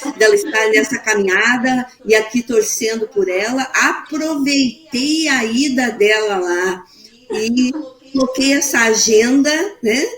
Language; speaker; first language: Portuguese; native; Portuguese